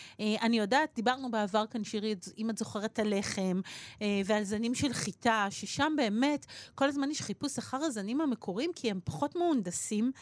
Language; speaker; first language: Hebrew; native; Hebrew